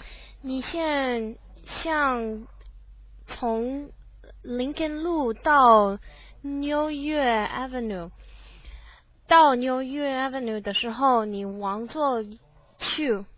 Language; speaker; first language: Chinese; non-native, learner; English